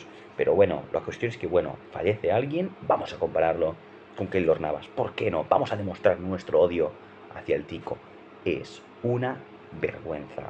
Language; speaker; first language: Spanish; native; Spanish